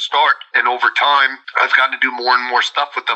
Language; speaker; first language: English; native; English